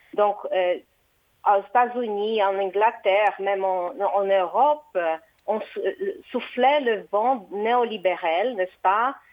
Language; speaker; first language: French; non-native, fluent; Portuguese